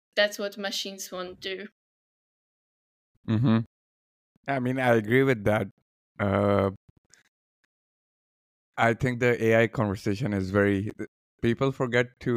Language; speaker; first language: English; non-native, local second language; Urdu